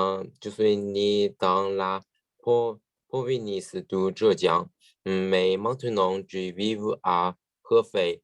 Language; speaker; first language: French; non-native, learner; Chinese